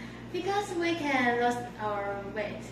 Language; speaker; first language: English; non-native, learner; Chinese